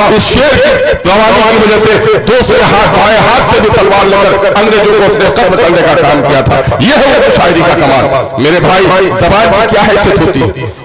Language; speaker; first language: Urdu; native; Urdu